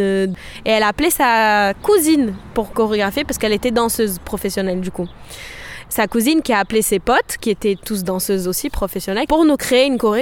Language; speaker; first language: French; non-native, fluent; Portuguese